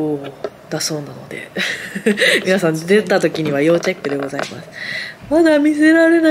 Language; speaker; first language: Japanese; native; Japanese